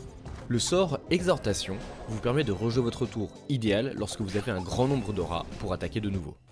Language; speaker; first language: French; native; French